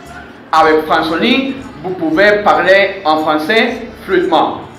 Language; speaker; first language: French; non-native, learner; Spanish